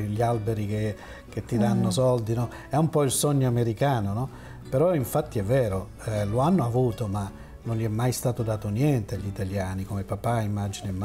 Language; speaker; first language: Italian; native; Italian